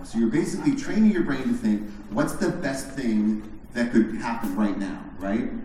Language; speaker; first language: English; native; English